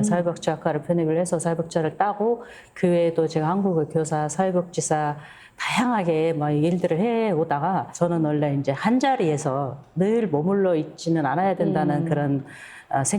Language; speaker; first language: Korean; non-native, fluent; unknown